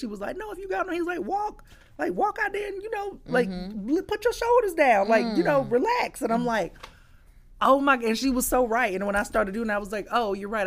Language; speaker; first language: English; native; English